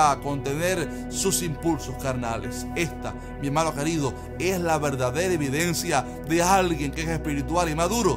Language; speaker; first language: Spanish; native; Spanish